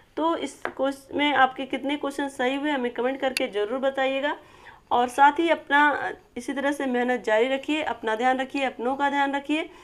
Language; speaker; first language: Hindi; native; Hindi